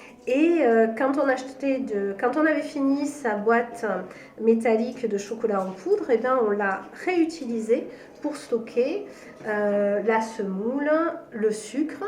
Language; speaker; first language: French; native; French